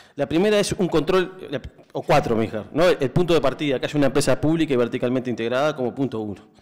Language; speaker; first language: Spanish; native; Spanish